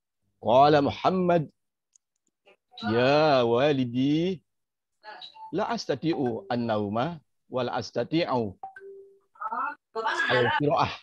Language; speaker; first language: Arabic; non-native, learner; Indonesian